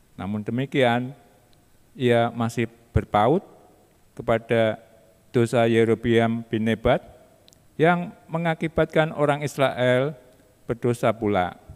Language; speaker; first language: Indonesian; native; Indonesian